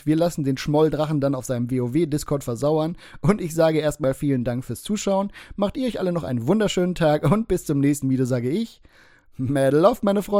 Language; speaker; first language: German; native; German